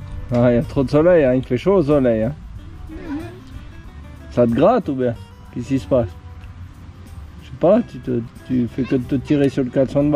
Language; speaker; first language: French; native; French